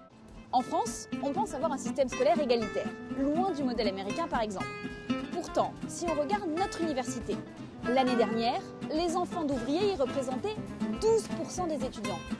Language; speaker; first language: French; native; French